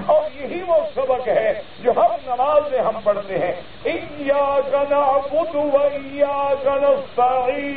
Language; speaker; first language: Urdu; early bilingual, heritage; Urdu